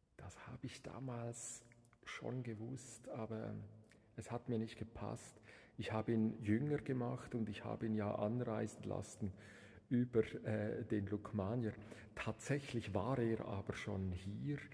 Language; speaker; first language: German; non-native, local second language; Romansh